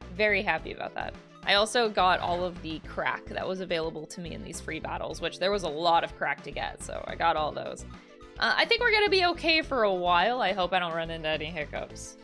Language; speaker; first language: English; native; English